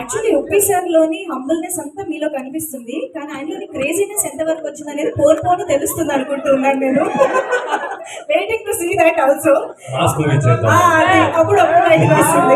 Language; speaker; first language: Telugu; native; Telugu